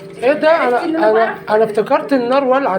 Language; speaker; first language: Arabic; native; Arabic